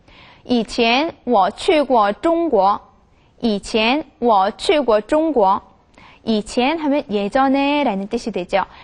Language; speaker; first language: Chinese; non-native, fluent; Korean